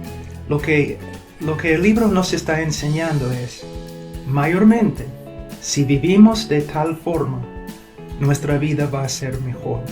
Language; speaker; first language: Spanish; non-native, fluent; English